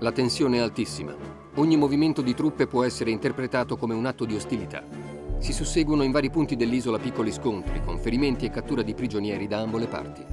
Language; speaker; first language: Italian; native; Italian